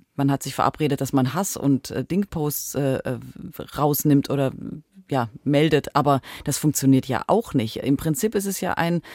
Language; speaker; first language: German; native; German